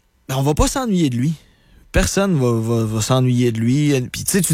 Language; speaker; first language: French; native; French